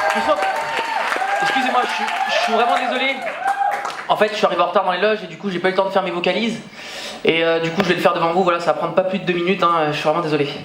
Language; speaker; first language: French; native; French